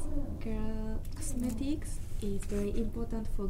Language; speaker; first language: English; non-native, learner; Japanese